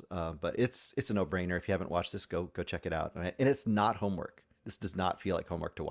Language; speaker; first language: English; native; English